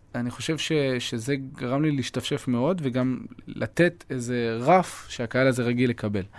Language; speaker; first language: Hebrew; early bilingual, other home language; French